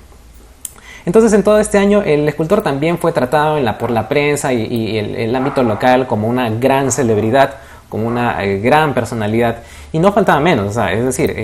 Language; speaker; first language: Spanish; native; Spanish